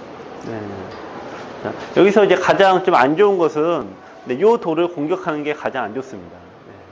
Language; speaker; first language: Korean; native; Korean